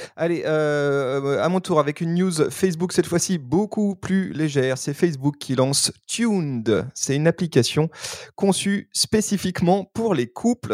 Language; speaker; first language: French; native; French